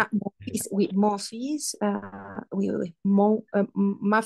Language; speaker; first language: French; non-native, learner; Spanish